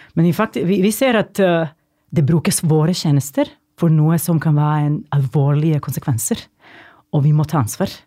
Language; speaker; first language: Norwegian; non-native, fluent; Serbian